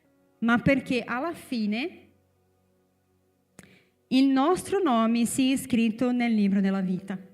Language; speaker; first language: Italian; non-native, fluent; Portuguese